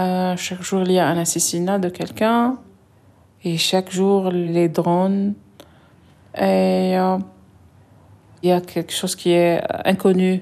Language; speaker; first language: French; non-native, local second language; Arabic